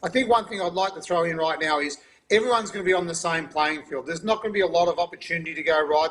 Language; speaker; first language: English; native; English